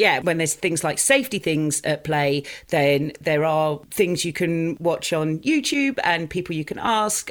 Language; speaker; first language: English; native; English